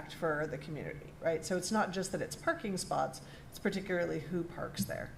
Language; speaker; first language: English; native; English